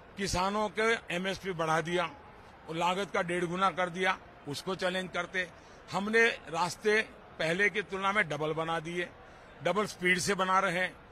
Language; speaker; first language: Hindi; non-native, local second language; Gujarati